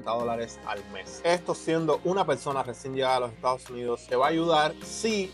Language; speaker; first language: Spanish; native; Spanish